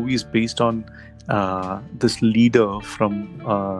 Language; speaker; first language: English; non-native, local second language; Tamil